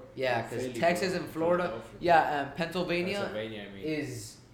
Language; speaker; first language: English; early bilingual, heritage; Spanish